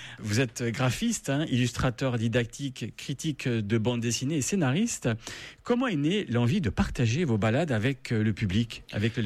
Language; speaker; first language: French; native; French